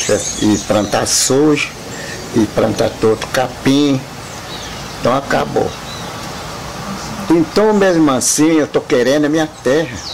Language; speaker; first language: Portuguese; non-native, local second language; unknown